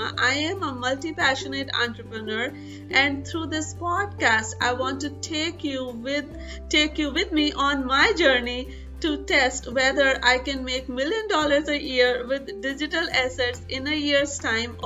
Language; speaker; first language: English; non-native, local second language; Hindi